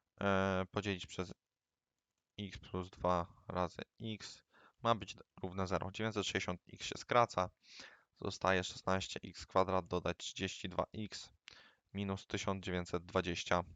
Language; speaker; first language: Polish; native; Polish